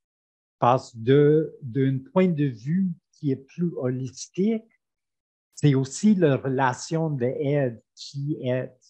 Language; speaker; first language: French; non-native, fluent; English